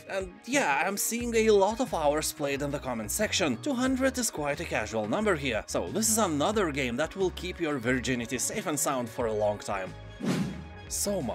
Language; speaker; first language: English; non-native, fluent; Lithuanian